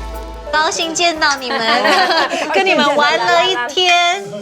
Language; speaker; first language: Chinese; early bilingual, heritage; Chinese